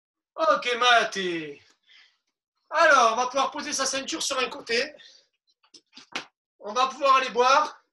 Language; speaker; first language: French; native; French